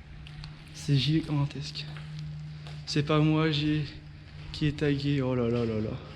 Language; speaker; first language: French; native; French